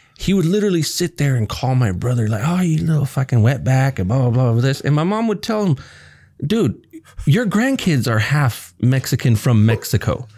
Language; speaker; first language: English; native; English